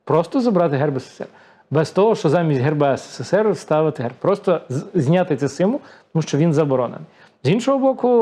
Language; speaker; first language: Ukrainian; native; Ukrainian